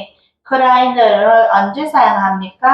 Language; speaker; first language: Korean; non-native, fluent; Nepali